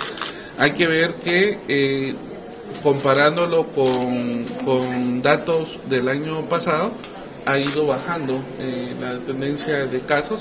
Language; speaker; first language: Spanish; native; Spanish